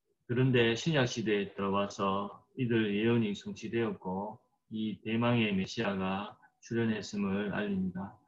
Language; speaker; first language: Korean; native; Korean